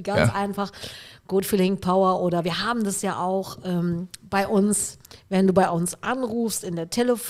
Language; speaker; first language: German; native; German